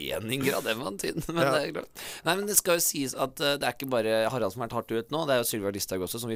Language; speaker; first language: Norwegian; native; Norwegian